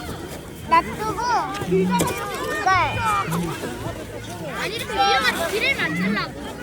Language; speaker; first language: Korean; early bilingual, other home language; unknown